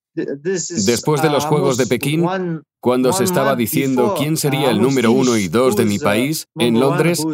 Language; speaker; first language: Spanish; non-native, fluent; Chinese